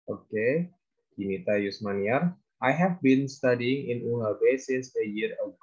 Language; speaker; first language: English; non-native, fluent; Indonesian